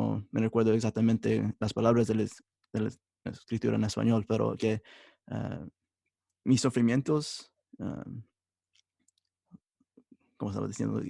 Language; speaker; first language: Spanish; early bilingual, heritage; Spanish